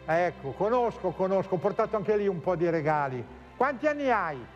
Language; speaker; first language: Italian; native; Italian